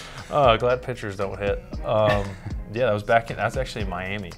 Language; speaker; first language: English; native; English